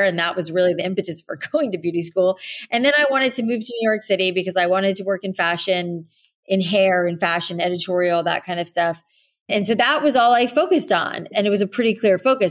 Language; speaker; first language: English; native; English